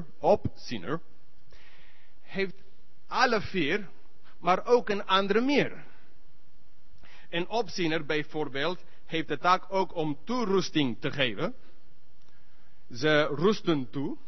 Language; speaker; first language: Dutch; non-native, learner; English